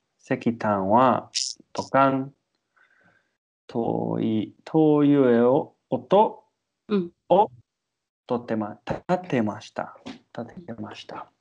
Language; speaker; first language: Japanese; non-native, learner; English